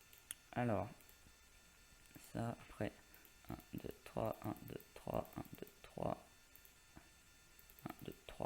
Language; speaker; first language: French; native; French